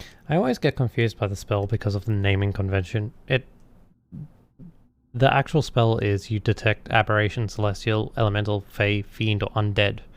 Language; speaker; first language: English; native; English